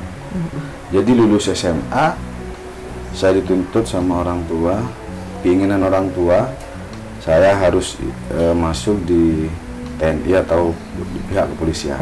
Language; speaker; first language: Indonesian; non-native, local second language; Madurese